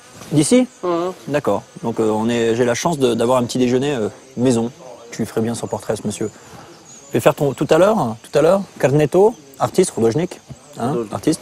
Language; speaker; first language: French; native; French